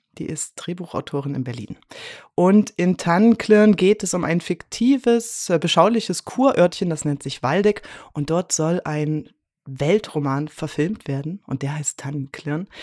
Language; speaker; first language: German; native; German